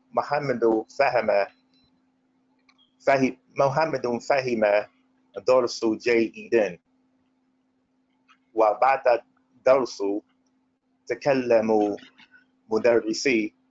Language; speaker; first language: Arabic; non-native, learner; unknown